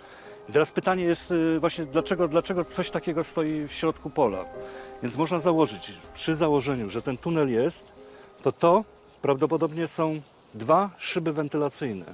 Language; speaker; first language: Polish; native; Polish